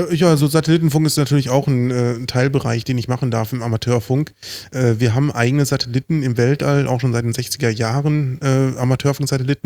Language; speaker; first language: German; native; German